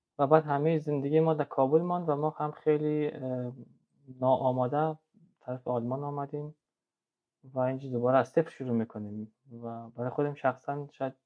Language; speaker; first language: Persian; native; Persian